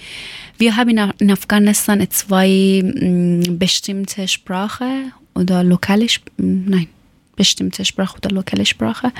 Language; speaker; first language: German; non-native, learner; Persian